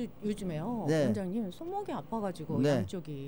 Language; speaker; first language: Korean; native; Korean